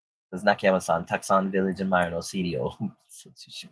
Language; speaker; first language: Japanese; non-native, learner; English